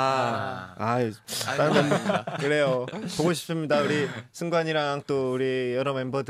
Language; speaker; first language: Korean; native; Korean